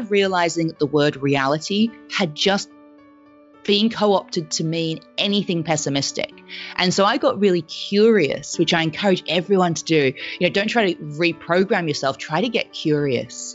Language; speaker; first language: English; non-native, local second language; French